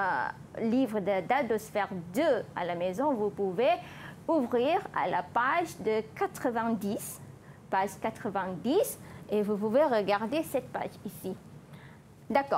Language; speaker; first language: French; non-native, fluent; Malay